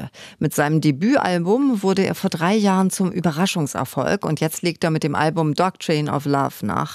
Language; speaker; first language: German; native; German